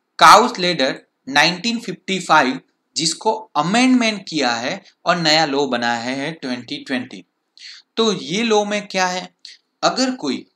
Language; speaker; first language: Hindi; non-native, local second language; Gujarati